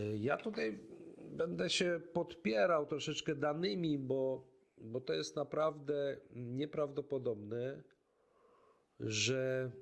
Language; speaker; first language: Polish; native; Polish